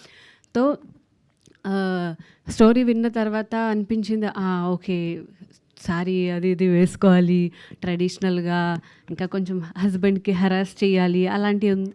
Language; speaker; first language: Telugu; non-native, fluent; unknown